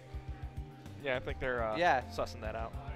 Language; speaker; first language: English; native; English